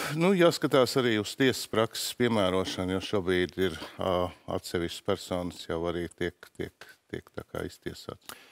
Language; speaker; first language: Latvian; native; Latvian